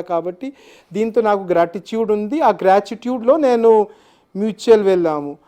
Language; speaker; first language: Telugu; non-native, fluent; Hindi